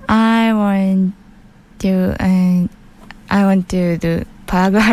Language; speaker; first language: English; non-native, learner; Japanese